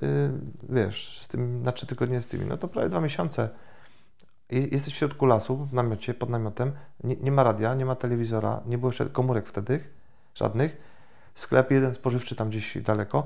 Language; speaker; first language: Polish; native; Polish